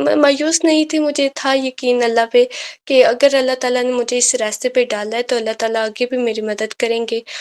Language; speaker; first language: Urdu; native; Urdu